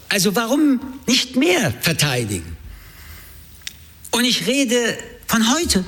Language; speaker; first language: German; early bilingual, other home language; French